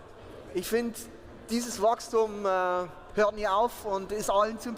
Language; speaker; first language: German; native; German